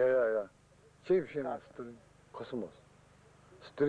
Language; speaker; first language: English; non-native, learner; Japanese